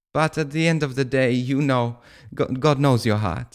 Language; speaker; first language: English; non-native, fluent; Maltese